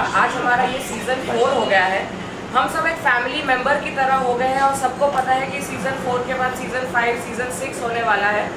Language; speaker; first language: Hindi; native; Hindi